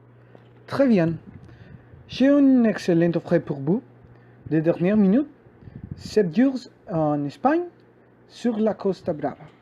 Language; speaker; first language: French; non-native, learner; Spanish